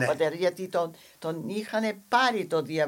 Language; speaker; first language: Greek; non-native, fluent; English